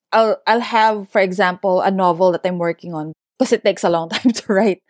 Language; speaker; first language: English; non-native, local second language; Filipino